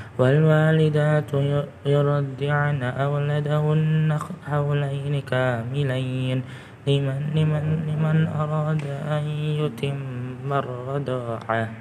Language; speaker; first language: Arabic; non-native, learner; Indonesian